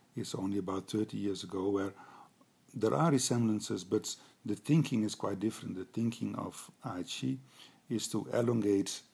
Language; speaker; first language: English; non-native, fluent; Dutch